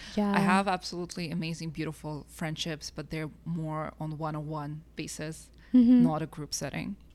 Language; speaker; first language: English; non-native, fluent; Russian